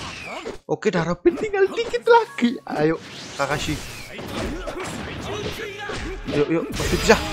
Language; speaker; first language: Indonesian; native; Indonesian